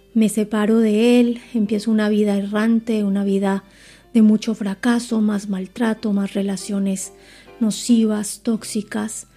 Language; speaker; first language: Spanish; native; Spanish